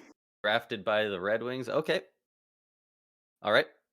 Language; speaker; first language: English; native; English